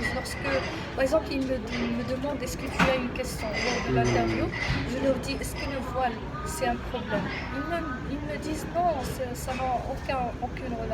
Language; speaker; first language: French; non-native, local second language; Arabic